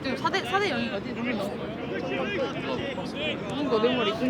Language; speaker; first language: Korean; native; Korean